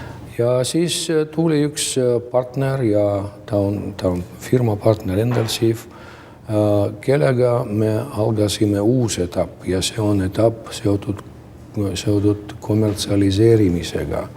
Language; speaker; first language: Estonian; non-native, local second language; Russian